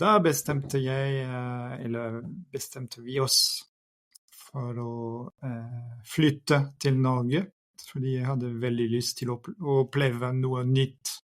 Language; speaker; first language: Norwegian; non-native, fluent; French